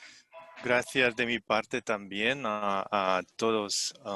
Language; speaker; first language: Spanish; non-native, fluent; Romanian